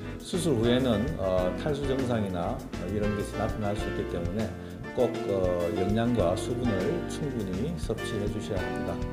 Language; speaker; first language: Korean; native; Korean